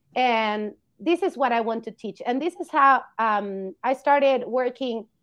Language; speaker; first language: English; non-native, fluent; Spanish